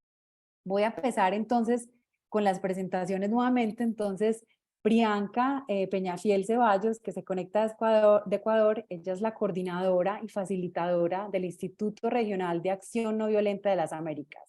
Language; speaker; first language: Spanish; native; Spanish